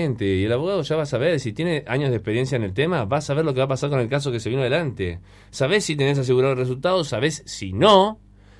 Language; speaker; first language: Spanish; native; Spanish